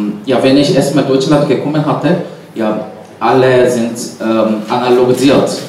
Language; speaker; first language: German; non-native, learner; Korean